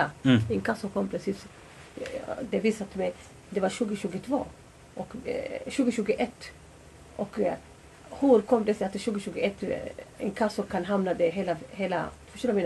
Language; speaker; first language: Swedish; non-native, fluent; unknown